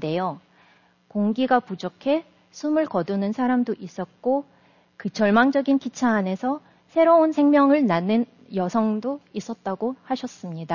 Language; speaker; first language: Korean; non-native, fluent; Russian